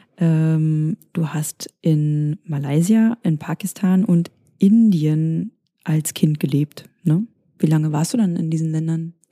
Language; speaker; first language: German; native; German